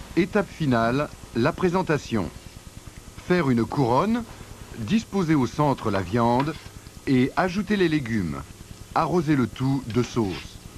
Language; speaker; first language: French; native; French